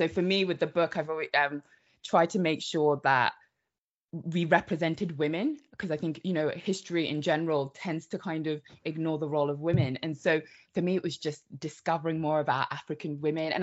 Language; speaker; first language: English; native; English